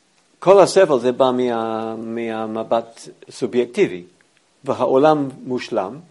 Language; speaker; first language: Hebrew; non-native, fluent; English